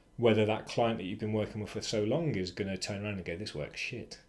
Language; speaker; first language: English; native; English